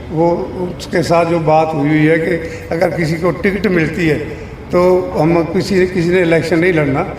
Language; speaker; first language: Hindi; non-native, local second language; Punjabi